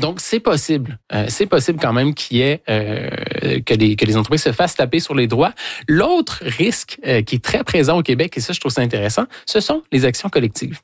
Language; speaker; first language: French; native; French